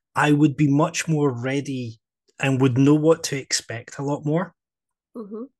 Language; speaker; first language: English; native; English